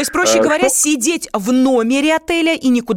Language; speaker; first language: Russian; native; Russian